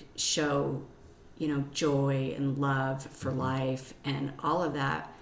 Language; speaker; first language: English; native; English